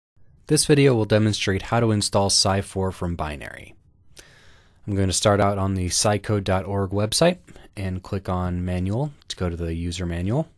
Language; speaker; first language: English; native; English